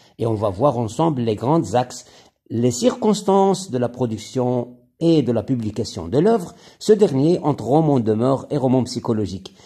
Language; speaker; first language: French; non-native, local second language; Arabic